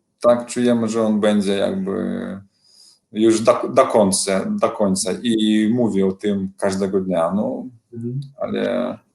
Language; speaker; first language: Polish; non-native, learner; Belarusian